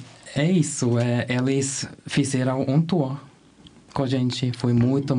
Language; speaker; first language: Portuguese; non-native, learner; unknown